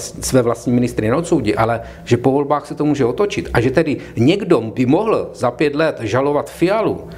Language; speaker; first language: Czech; native; Czech